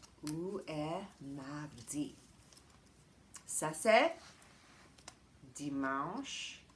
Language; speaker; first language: French; non-native, fluent; English